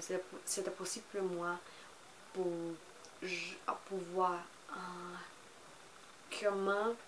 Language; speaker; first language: French; non-native, learner; Portuguese